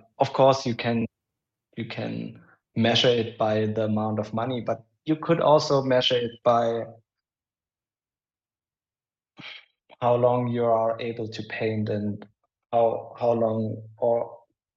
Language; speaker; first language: English; non-native, fluent; German